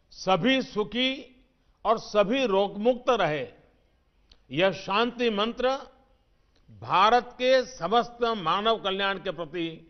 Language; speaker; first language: Hindi; non-native, local second language; Gujarati